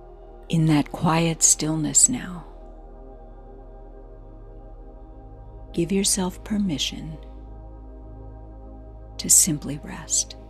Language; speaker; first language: English; native; English